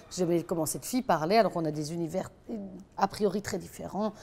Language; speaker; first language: French; native; French